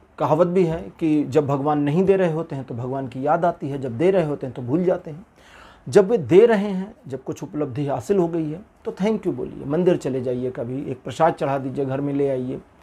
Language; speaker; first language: Hindi; native; Hindi